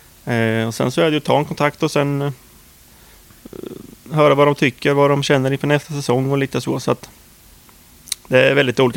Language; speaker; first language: Swedish; native; Swedish